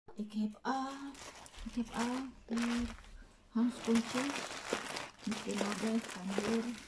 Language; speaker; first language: Dutch; non-native, learner; Indonesian